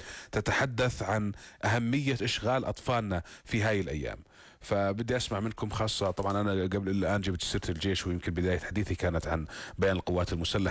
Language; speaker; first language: Arabic; native; Arabic